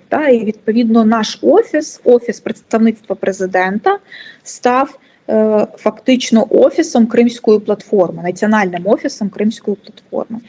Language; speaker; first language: Ukrainian; non-native, local second language; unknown